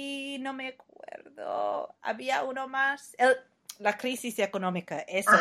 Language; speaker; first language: Spanish; non-native, fluent; English